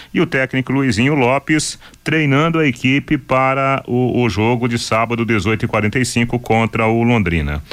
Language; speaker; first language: Portuguese; native; Portuguese